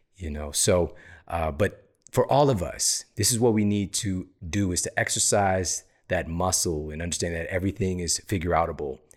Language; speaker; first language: English; native; English